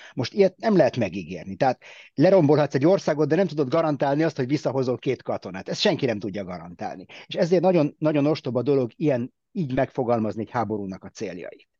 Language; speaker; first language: Hungarian; early bilingual, heritage; Hungarian